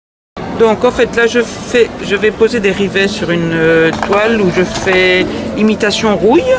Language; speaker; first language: French; native; French